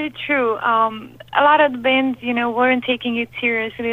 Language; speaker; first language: English; non-native, fluent; Romanian